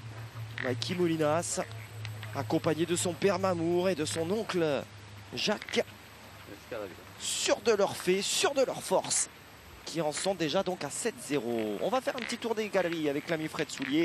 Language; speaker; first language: French; native; French